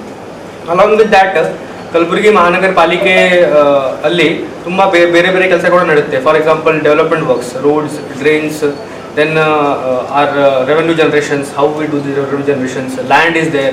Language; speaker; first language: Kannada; non-native, fluent; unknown